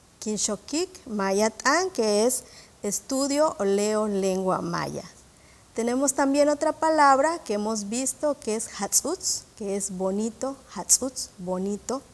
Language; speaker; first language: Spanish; non-native, local second language; Yucateco